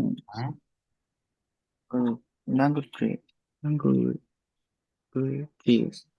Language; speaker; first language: English; non-native, learner; Chinese